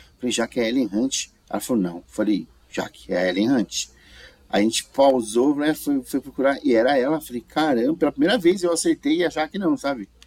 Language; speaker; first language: Portuguese; native; Portuguese